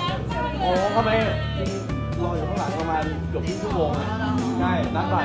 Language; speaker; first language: Thai; native; Thai